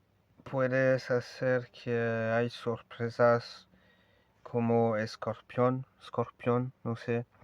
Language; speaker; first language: Spanish; non-native, learner; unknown